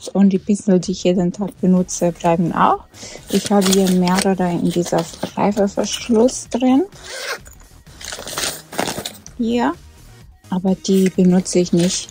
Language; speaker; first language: German; non-native, fluent; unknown